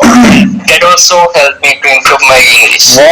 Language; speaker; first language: English; non-native, learner; Bangla